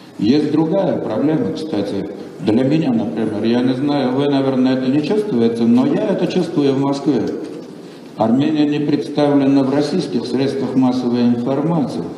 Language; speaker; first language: Russian; non-native, local second language; Armenian